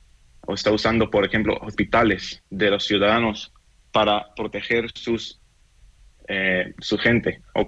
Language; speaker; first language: Spanish; non-native, fluent; Hebrew